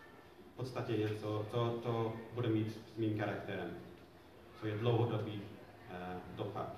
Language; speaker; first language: Czech; non-native, fluent; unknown